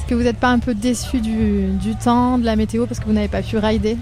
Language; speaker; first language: French; native; French